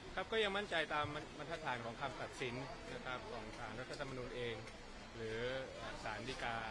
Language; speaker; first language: Thai; native; Thai